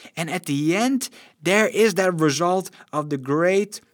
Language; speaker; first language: English; non-native, fluent; Dutch